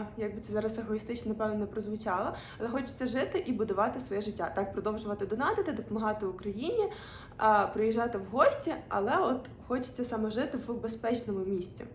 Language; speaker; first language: Ukrainian; non-native, local second language; Russian